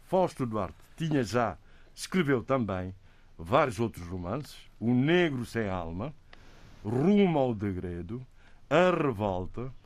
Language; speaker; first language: Portuguese; non-native, local second language; Kabuverdianu